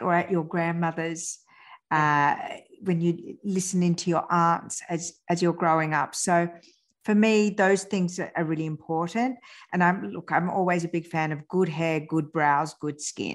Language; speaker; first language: English; early bilingual, other home language; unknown